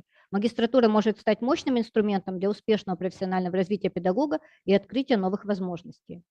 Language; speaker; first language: Russian; native; Russian